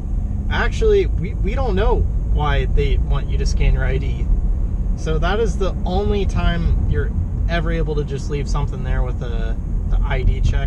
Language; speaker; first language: English; native; English